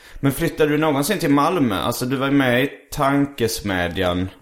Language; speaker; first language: Swedish; native; Swedish